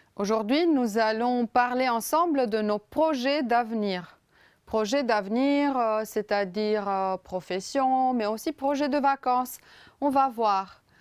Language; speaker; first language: French; non-native, fluent; Romanian